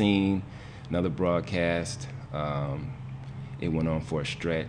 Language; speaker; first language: English; native; English